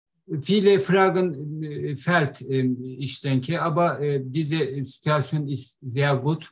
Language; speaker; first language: German; non-native, learner; Turkish